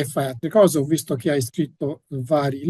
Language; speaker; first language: Italian; native; Italian